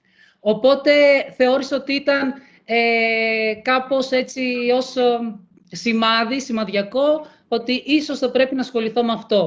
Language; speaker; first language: Greek; native; Greek